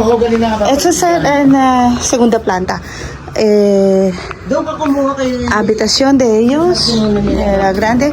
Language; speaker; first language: Spanish; non-native, fluent; Filipino